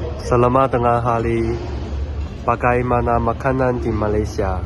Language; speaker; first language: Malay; non-native, learner; Chinese